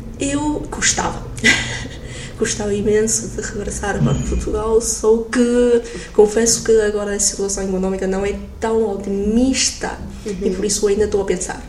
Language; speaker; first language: Portuguese; non-native, fluent; Chinese